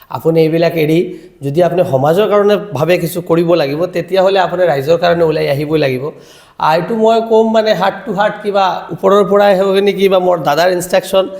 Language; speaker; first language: Assamese; non-native, local second language; Bangla